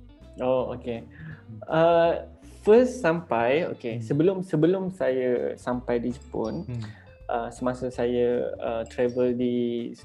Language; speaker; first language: Malay; native; Malay